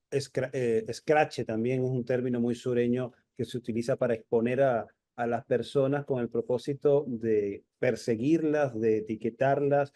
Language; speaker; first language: Spanish; native; Spanish